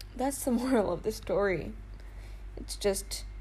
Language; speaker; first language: English; non-native, fluent; Arabic